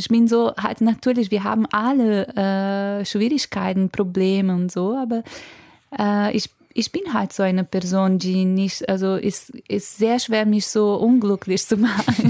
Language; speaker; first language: German; non-native, fluent; Portuguese